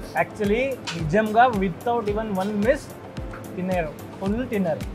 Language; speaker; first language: Telugu; non-native, learner; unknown